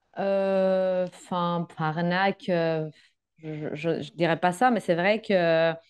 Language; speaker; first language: French; non-native, fluent; Greek